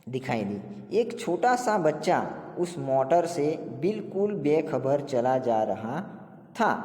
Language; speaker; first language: Hindi; non-native, local second language; Gujarati